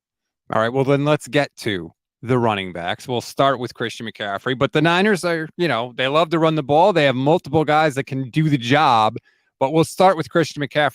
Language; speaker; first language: English; native; English